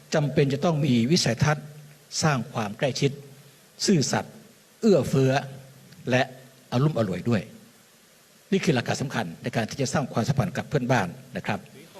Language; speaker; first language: Thai; native; Thai